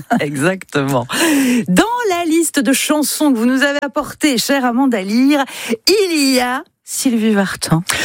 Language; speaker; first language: French; native; French